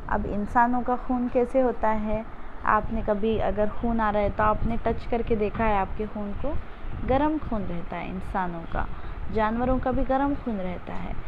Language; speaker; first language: Hindi; non-native, local second language; Kannada